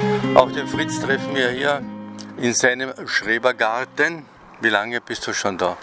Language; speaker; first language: German; native; German